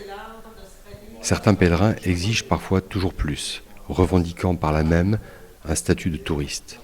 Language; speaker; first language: French; native; French